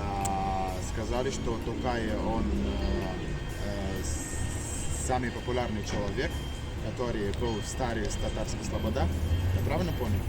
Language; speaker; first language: Russian; non-native, learner; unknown